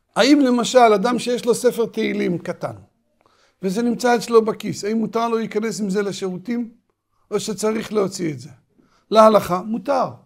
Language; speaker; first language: Hebrew; native; Hebrew